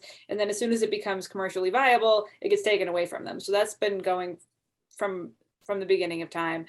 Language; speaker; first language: English; native; English